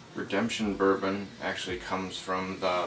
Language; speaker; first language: English; native; English